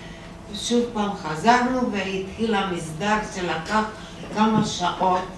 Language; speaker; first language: Hebrew; non-native, fluent; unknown